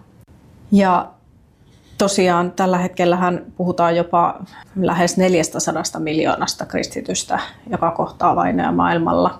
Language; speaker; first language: Finnish; native; Finnish